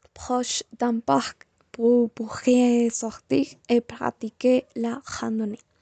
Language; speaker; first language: French; non-native, learner; Spanish